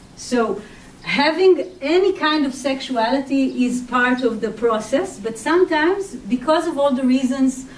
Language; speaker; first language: English; non-native, fluent; Hebrew